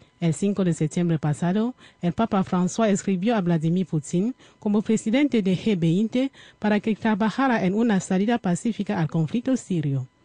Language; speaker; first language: Spanish; non-native, fluent; French